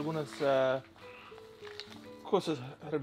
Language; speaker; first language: Spanish; non-native, learner; English